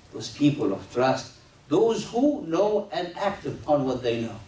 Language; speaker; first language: English; non-native, fluent; Arabic